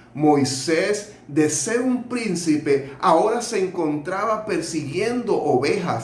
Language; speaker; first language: Spanish; native; Spanish